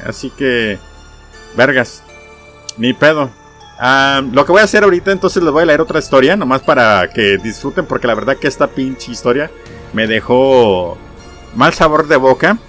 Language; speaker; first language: Spanish; native; Spanish